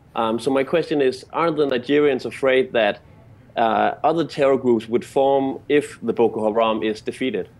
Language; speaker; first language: English; native; English